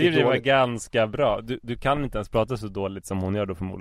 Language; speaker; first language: Swedish; native; Swedish